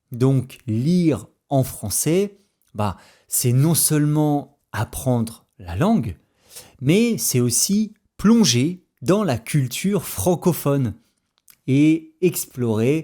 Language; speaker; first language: French; native; French